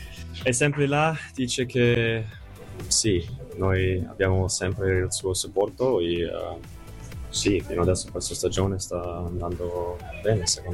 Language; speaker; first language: Italian; non-native, fluent; English